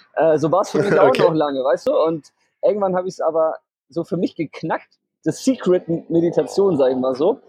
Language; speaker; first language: German; native; German